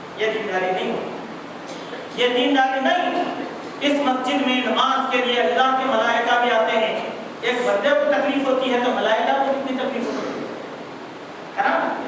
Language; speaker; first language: Urdu; native; Urdu